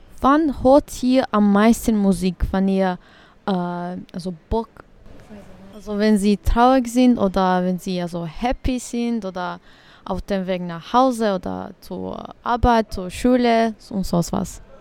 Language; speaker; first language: German; early bilingual, other home language; Bosnian